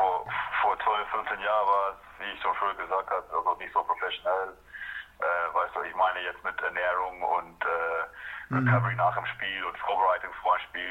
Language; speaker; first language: German; non-native, fluent; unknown